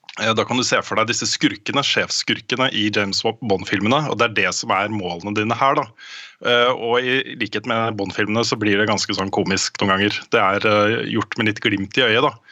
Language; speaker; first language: Norwegian; native; Norwegian